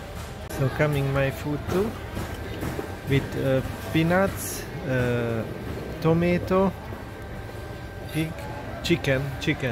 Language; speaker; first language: English; non-native, learner; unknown